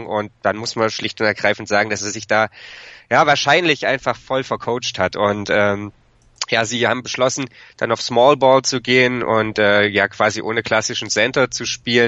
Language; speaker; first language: German; native; German